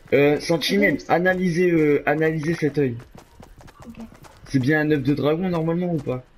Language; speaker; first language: French; native; French